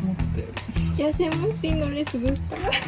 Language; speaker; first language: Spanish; non-native, fluent; Japanese